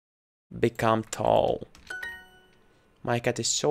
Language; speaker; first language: English; non-native, learner; Russian